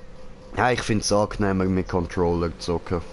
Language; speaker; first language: German; native; German